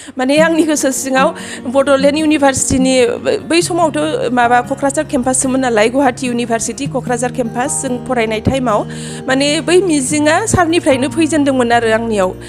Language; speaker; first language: Bodo; native; Bodo